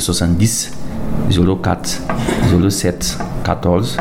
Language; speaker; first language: French; non-native, local second language; Mossi